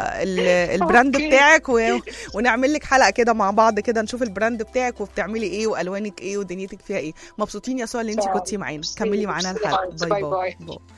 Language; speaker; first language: Arabic; native; Arabic